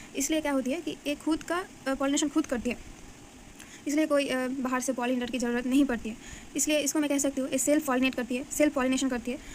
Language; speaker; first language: Hindi; non-native, local second language; Bangla